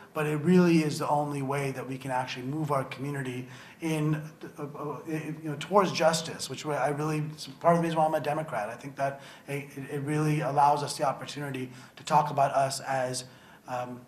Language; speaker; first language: English; native; English